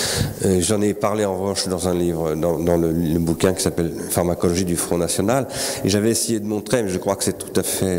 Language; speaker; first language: French; native; French